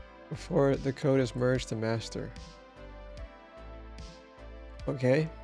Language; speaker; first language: English; native; English